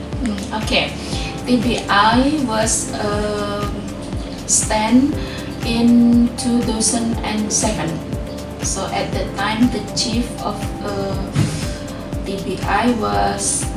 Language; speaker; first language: English; non-native, fluent; Indonesian